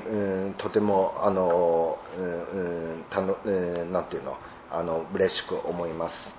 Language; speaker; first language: Japanese; non-native, fluent; Chinese